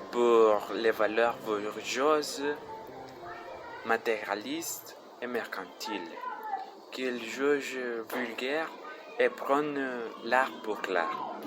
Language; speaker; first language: French; non-native, learner; Spanish